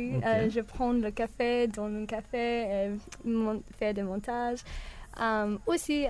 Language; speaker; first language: French; non-native, learner; English